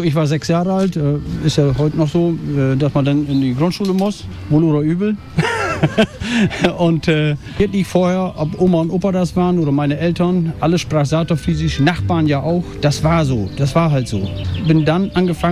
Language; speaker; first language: German; non-native, local second language; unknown